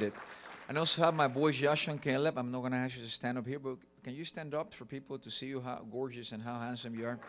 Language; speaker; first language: English; non-native, fluent; Spanish